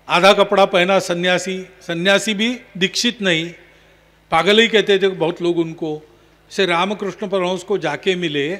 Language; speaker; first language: Hindi; non-native, local second language; Marathi